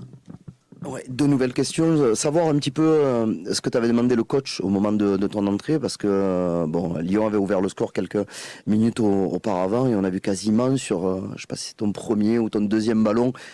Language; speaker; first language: French; native; French